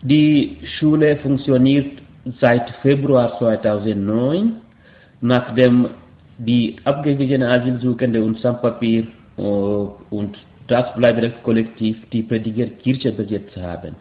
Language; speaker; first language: German; non-native, fluent; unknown